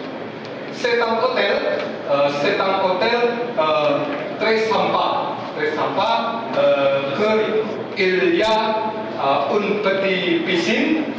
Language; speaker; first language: French; non-native, learner; Indonesian